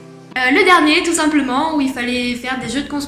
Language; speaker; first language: French; native; French